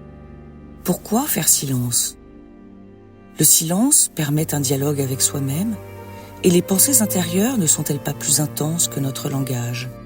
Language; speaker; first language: French; native; French